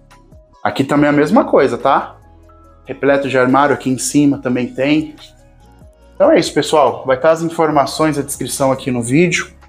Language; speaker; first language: Portuguese; native; Portuguese